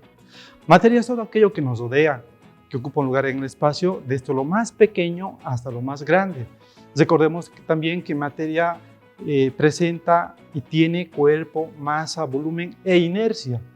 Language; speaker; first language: Spanish; native; Spanish